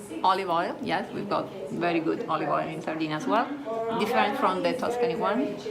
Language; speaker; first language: English; non-native, fluent; Italian